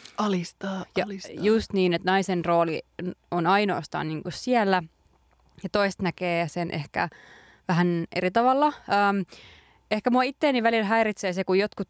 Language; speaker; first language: Finnish; native; Finnish